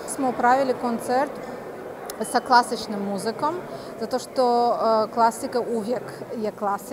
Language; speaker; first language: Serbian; non-native, fluent; Azerbaijani